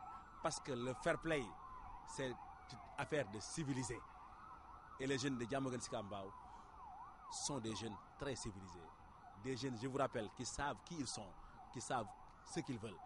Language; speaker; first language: French; non-native, local second language; Wolof